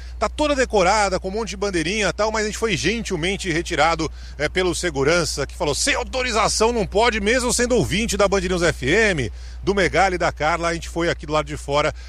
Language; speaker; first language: Portuguese; native; Portuguese